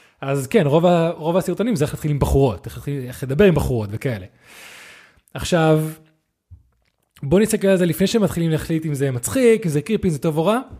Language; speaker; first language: Hebrew; non-native, fluent; English